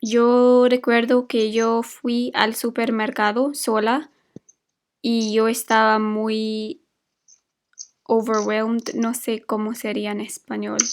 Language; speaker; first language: Spanish; non-native, fluent; English